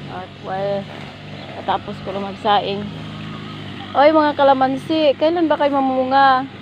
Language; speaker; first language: Filipino; non-native, local second language; Cebuano